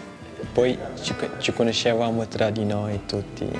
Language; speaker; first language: Italian; non-native, fluent; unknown